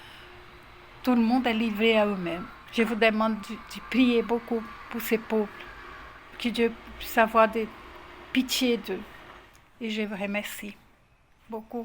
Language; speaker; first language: French; non-native, fluent; Portuguese